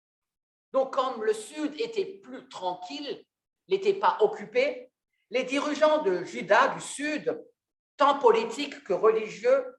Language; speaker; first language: French; native; French